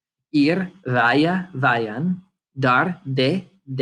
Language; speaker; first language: Spanish; non-native, fluent; English